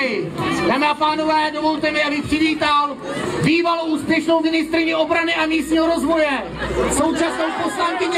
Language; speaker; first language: Czech; native; Czech